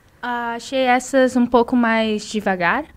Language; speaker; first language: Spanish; non-native, learner; Portuguese